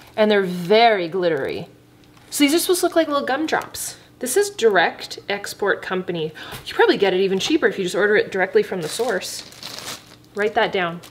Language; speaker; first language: English; native; English